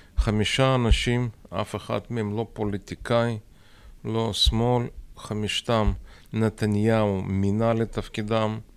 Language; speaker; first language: Hebrew; non-native, fluent; Russian